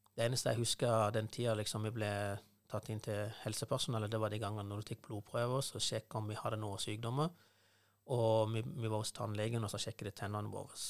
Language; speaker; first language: Norwegian; non-native, fluent; Persian